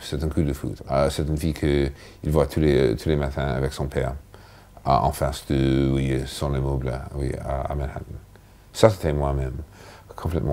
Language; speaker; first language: French; non-native, fluent; English